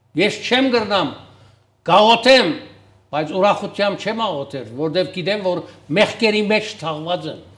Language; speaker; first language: Armenian; early bilingual, heritage; Armenian